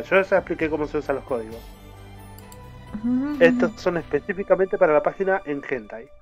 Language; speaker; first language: Spanish; native; Spanish